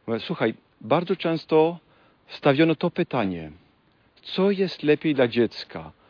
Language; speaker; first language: Polish; non-native, fluent; French